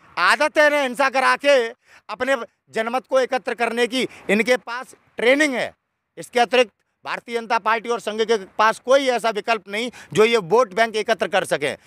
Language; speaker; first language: Hindi; native; Hindi